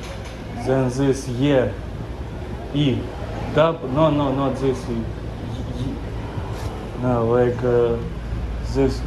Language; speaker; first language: English; non-native, fluent; Russian